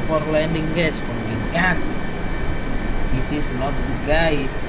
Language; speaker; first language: English; non-native, local second language; Indonesian